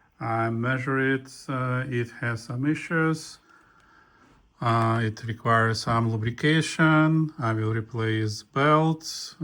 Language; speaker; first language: English; non-native, fluent; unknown